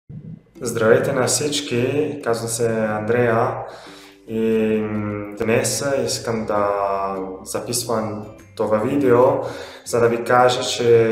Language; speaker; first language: Bulgarian; non-native, learner; Italian